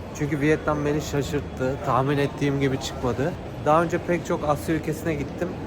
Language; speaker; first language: Turkish; native; Turkish